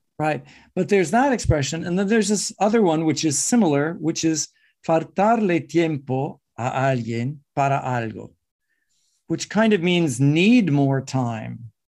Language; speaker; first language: English; native; English